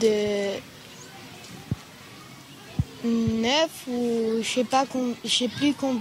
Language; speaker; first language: French; non-native, fluent; Spanish